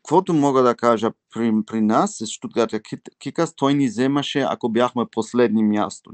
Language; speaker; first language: Bulgarian; early bilingual, heritage; Bulgarian